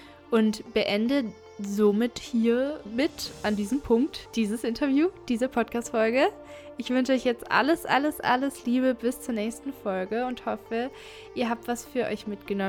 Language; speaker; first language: German; native; German